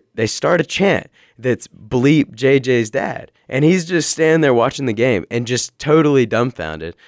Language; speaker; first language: English; native; English